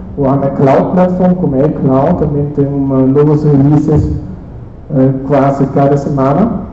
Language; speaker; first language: Portuguese; non-native, fluent; German